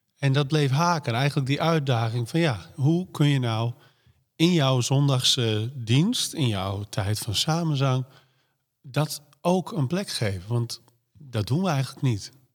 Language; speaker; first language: Dutch; native; Dutch